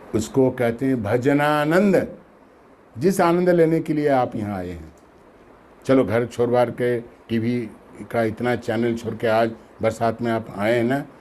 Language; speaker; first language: Hindi; non-native, local second language; Bangla